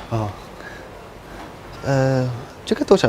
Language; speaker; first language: Chinese; non-native, learner; English